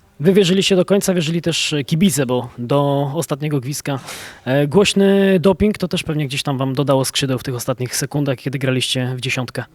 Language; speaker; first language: Polish; native; Polish